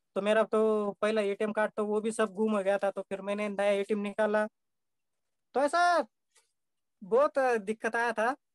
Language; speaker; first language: Hindi; non-native, local second language; Marathi